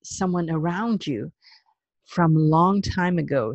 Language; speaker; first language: English; non-native, local second language; Cantonese